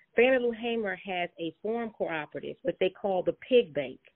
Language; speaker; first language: English; native; English